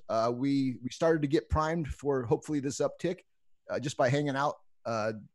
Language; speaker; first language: English; native; English